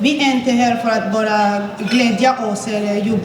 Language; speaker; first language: Swedish; non-native, fluent; Kinyarwanda